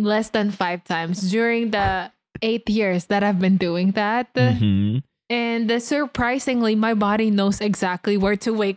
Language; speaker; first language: English; non-native, local second language; Filipino